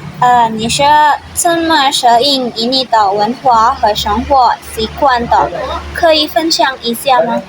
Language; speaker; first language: Chinese; non-native, learner; Indonesian